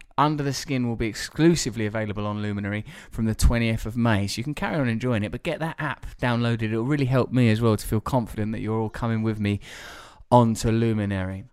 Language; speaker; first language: English; native; English